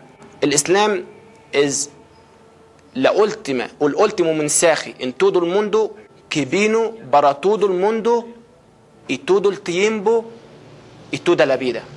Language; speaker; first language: Spanish; non-native, fluent; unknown